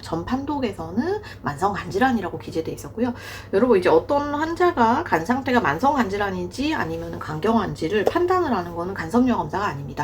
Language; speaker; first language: Korean; native; Korean